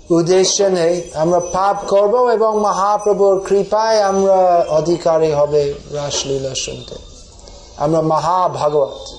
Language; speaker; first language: Bangla; non-native, fluent; English